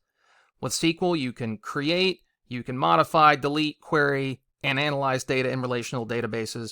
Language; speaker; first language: English; native; English